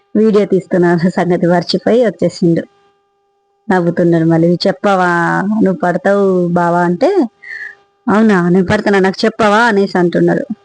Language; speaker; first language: Telugu; non-native, local second language; Marathi